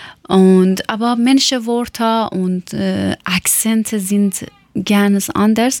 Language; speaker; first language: German; non-native, learner; Persian